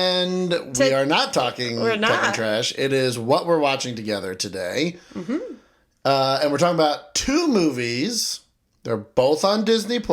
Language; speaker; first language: English; native; English